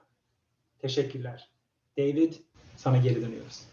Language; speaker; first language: Turkish; non-native, fluent; English